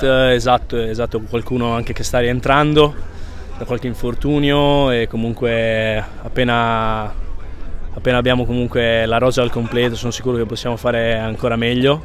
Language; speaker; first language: Italian; native; Italian